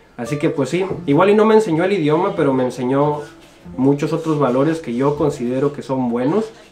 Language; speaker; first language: Spanish; native; Spanish